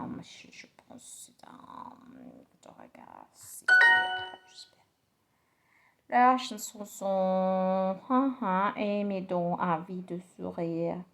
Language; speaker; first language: French; non-native, learner; Spanish